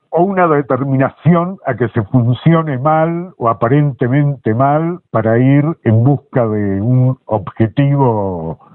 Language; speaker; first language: Spanish; native; Spanish